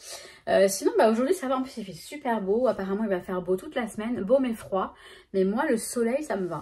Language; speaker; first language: French; native; French